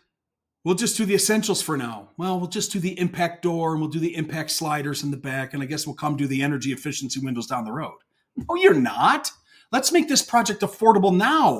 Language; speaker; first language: English; native; English